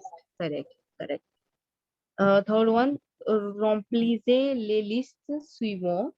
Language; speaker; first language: French; non-native, learner; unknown